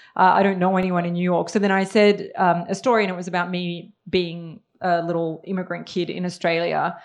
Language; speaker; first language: English; early bilingual, other home language; Serbian